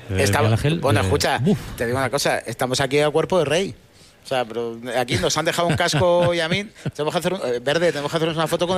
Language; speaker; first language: Spanish; native; Spanish